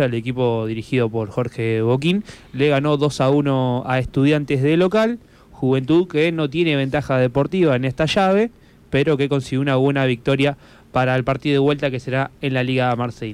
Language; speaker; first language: Spanish; native; Spanish